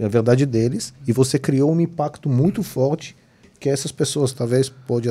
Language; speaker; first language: Portuguese; non-native, fluent; Hebrew